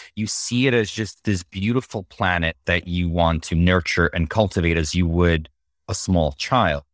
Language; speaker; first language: English; early bilingual, other home language; Russian